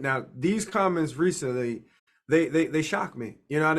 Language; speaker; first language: English; native; English